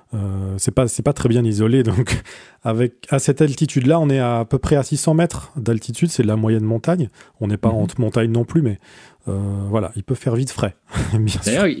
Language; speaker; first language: French; native; French